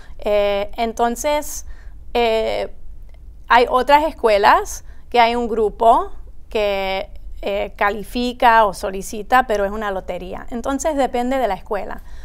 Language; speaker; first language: Spanish; early bilingual, heritage; Spanish